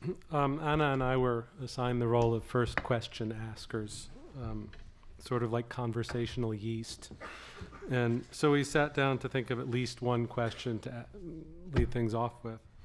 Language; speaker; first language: English; native; English